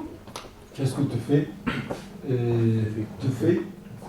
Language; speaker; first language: French; non-native, learner; Kurdish